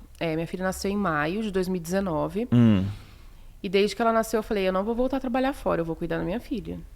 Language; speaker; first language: Portuguese; native; Portuguese